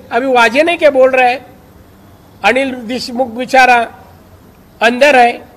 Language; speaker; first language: Hindi; non-native, local second language; Marathi